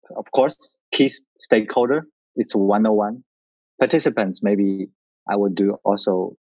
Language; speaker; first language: English; non-native, learner; Chinese